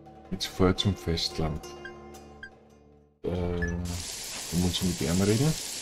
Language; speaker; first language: German; native; German